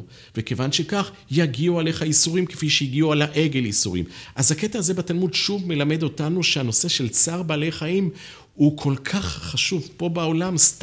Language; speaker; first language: Hebrew; native; Hebrew